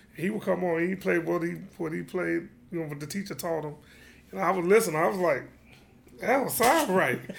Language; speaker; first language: English; native; English